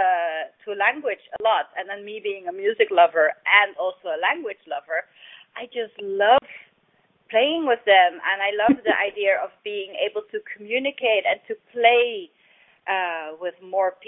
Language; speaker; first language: English; non-native, fluent; Dutch